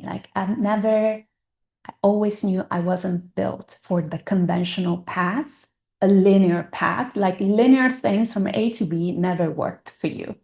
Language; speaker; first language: English; non-native, fluent; Italian